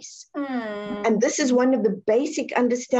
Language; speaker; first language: English; native; English